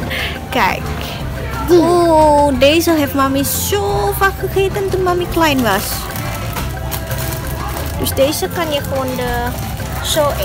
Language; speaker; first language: Dutch; non-native, local second language; Indonesian